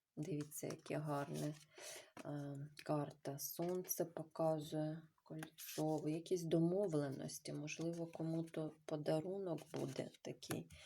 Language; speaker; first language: Ukrainian; non-native, local second language; Russian